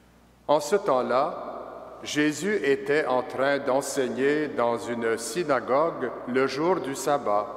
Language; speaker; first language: French; native; French